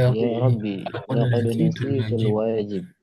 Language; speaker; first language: Arabic; non-native, learner; Indonesian